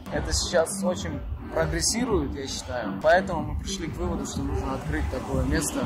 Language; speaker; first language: Russian; non-native, local second language; Uzbek